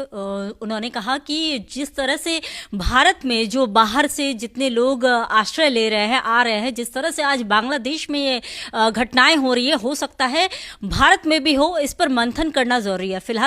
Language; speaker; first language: Hindi; native; Hindi